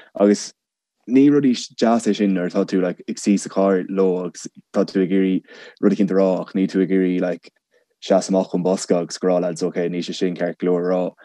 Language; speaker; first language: Irish; non-native, local second language; English